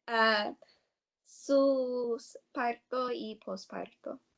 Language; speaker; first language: Spanish; non-native, learner; English